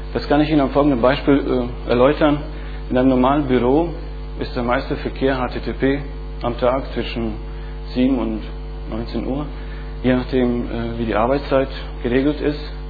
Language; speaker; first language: German; non-native, fluent; Bosnian